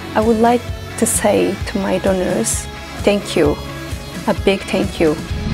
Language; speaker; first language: English; non-native, fluent; Tigrinya